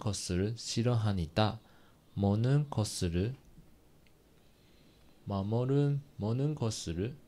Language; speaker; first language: Korean; non-native, learner; Chinese